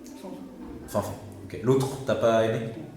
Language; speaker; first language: French; native; French